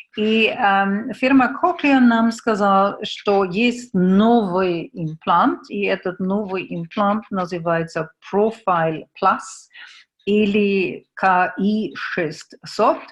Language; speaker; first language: Russian; non-native, fluent; German